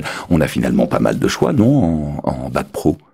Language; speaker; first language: French; native; French